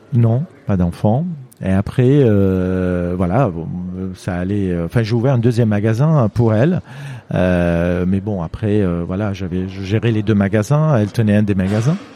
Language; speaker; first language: French; non-native, fluent; Armenian